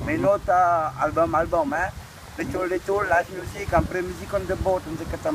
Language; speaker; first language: English; non-native, learner; Morisyen